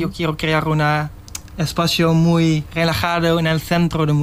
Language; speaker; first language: Spanish; non-native, learner; Dutch